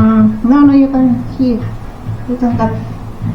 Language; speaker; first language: English; non-native, local second language; Filipino